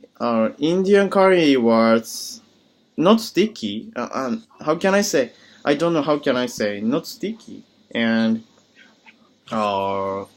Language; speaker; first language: English; non-native, learner; Japanese